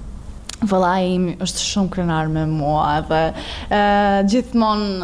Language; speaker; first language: Albanian; non-native, learner; Serbian